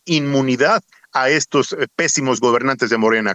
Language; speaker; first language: Spanish; native; Spanish